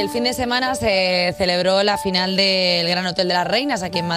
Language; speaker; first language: Spanish; native; Spanish